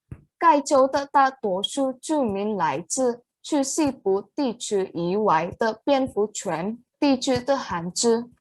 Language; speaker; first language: Chinese; non-native, learner; Indonesian